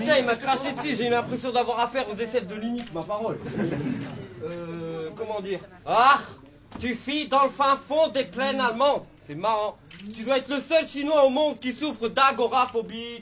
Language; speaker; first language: French; native; French